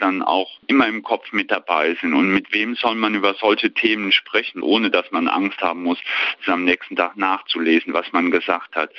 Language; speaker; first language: German; native; German